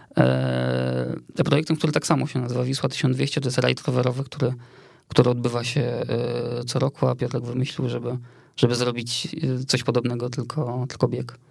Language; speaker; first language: Polish; native; Polish